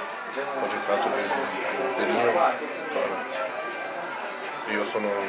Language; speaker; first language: Italian; non-native, learner; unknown